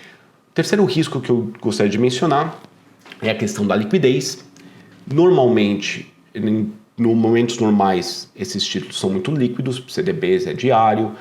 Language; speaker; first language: Portuguese; native; Portuguese